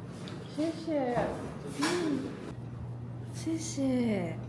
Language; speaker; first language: Chinese; non-native, learner; Japanese